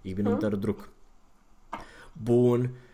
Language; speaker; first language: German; non-native, fluent; Romanian